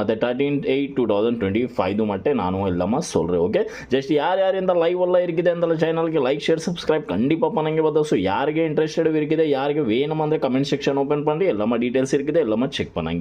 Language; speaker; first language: Tamil; non-native, local second language; Malayalam